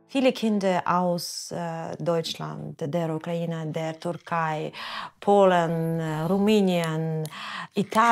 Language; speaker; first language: German; non-native, learner; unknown